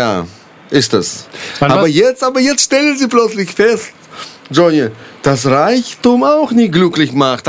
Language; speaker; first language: German; non-native, fluent; Russian